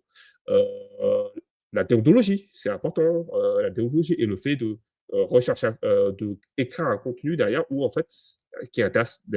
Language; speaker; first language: French; native; French